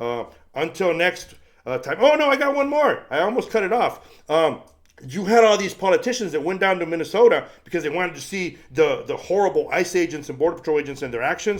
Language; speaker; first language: English; native; English